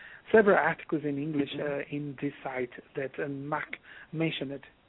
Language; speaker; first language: English; non-native, learner; Portuguese